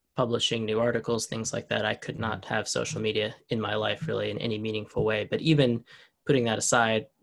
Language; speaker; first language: English; native; English